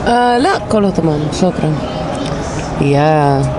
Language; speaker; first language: Arabic; non-native, learner; English